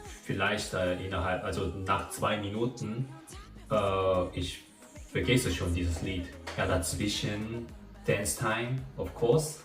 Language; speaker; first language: German; non-native, learner; Korean